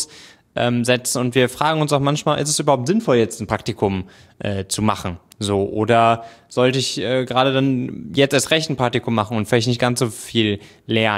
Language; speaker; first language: German; native; German